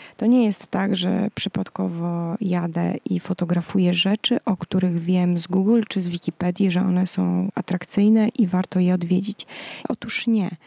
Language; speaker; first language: Polish; native; Polish